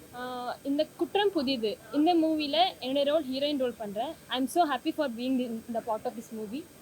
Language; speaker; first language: Tamil; non-native, local second language; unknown